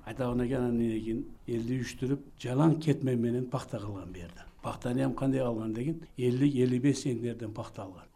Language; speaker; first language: Kyrgyz; non-native, local second language; Uzbek